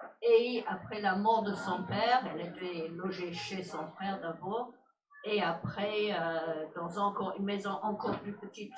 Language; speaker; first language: French; non-native, fluent; English